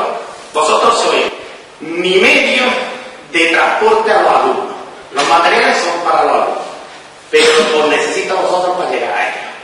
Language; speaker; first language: Spanish; native; Spanish